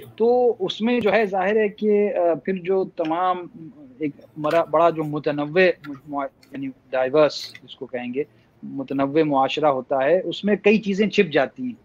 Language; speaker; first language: Urdu; native; Urdu